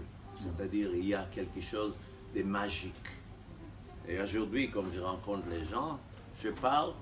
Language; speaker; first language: French; non-native, fluent; Hebrew